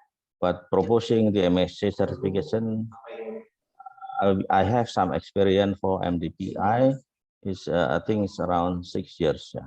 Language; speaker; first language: English; non-native, fluent; Indonesian